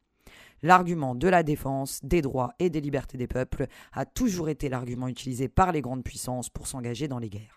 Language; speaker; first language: French; native; French